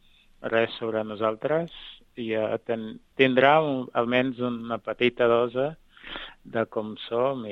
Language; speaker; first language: Catalan; non-native, fluent; Kabuverdianu